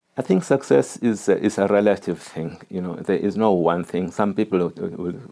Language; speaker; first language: English; non-native, local second language; Xhosa